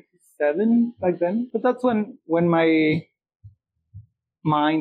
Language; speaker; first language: English; non-native, fluent; Spanish